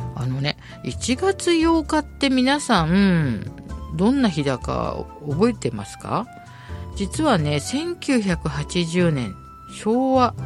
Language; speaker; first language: Japanese; native; Japanese